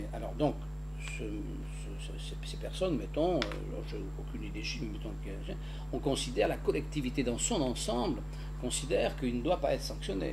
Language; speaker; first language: French; native; French